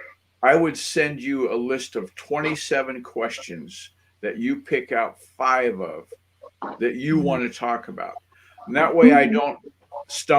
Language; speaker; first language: English; native; English